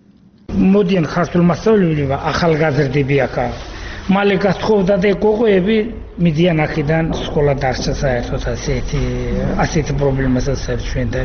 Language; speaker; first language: Georgian; non-native, local second language; Azerbaijani